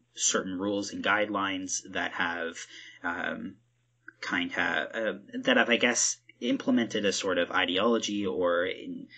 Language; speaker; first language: English; native; English